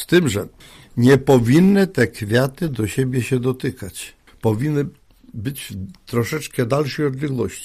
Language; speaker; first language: Polish; native; Polish